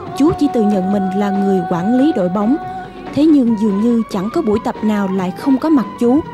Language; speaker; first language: Vietnamese; native; Vietnamese